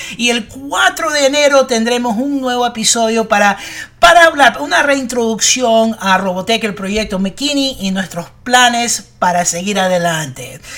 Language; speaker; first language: Spanish; early bilingual, heritage; Spanish